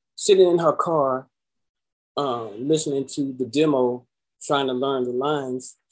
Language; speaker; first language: English; native; English